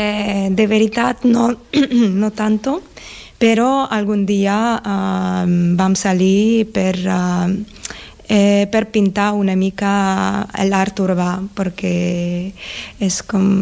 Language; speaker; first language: Catalan; non-native, learner; Russian